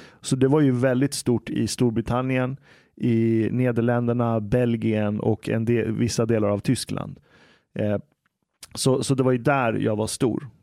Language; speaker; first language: Swedish; early bilingual, other home language; Persian